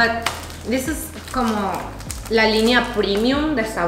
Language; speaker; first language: Spanish; native; Spanish